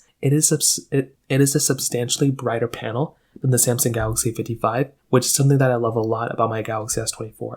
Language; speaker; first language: English; native; English